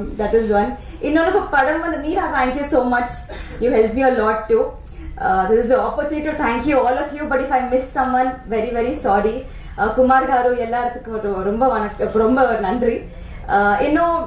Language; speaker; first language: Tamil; non-native, learner; Telugu